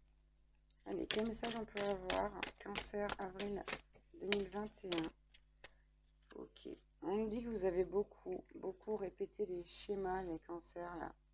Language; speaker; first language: French; native; French